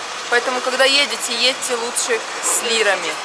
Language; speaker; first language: Russian; native; Russian